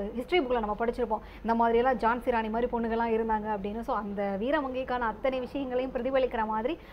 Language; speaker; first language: Tamil; native; Tamil